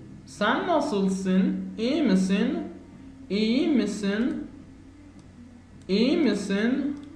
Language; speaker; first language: Turkish; non-native, fluent; Persian